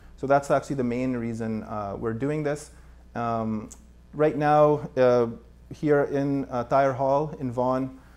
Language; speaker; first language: English; native; English